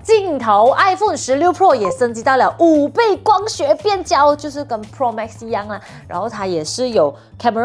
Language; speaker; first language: Chinese; non-native, local second language; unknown